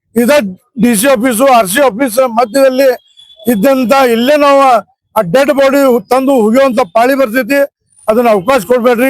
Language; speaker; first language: Kannada; native; Kannada